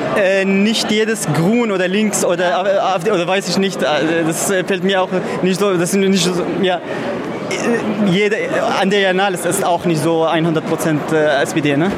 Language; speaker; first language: German; non-native, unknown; Arabic